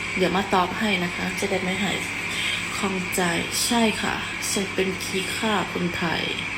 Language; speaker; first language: Thai; non-native, fluent; Khmer